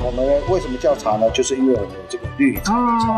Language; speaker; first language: Chinese; native; Chinese